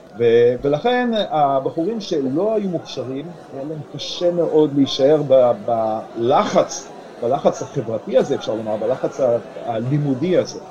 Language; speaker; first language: Hebrew; non-native, fluent; Yiddish